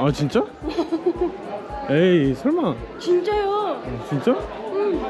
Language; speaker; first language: Korean; native; Korean